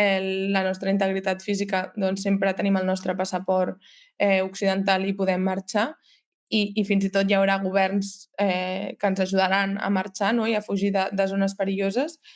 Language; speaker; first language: Catalan; native; Catalan